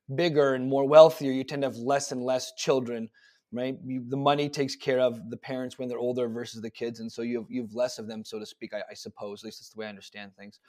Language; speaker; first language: English; native; English